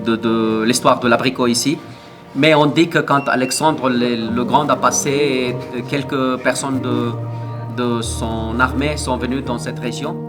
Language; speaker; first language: French; non-native, fluent; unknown